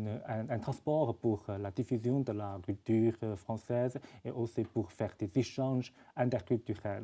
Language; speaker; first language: French; non-native, fluent; Chinese